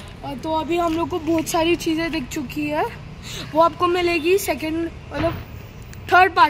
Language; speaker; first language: Hindi; native; Hindi